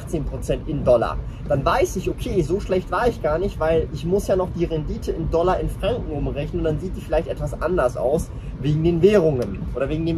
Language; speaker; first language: German; native; German